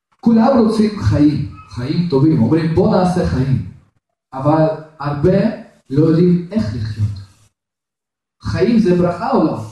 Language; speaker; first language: Hebrew; non-native, fluent; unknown